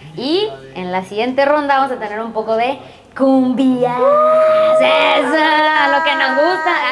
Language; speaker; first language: Spanish; native; Spanish